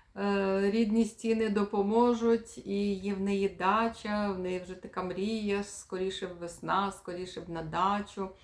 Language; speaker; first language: Ukrainian; native; Ukrainian